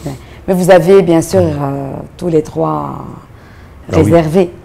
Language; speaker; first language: French; non-native, local second language; Arabic